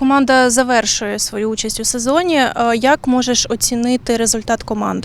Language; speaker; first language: Ukrainian; native; Ukrainian